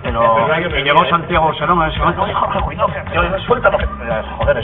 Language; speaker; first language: Spanish; native; Spanish